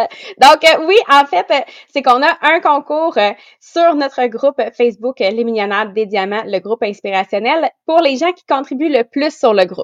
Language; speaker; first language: French; native; French